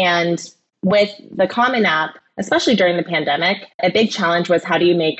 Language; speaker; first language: English; native; English